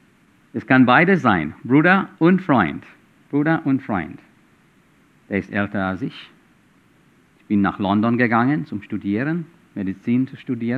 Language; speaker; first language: German; non-native, fluent; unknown